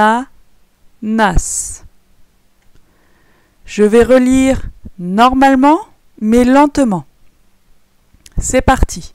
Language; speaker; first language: French; native; French